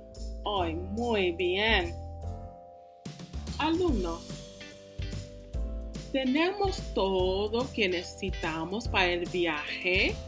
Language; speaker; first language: Spanish; non-native, fluent; English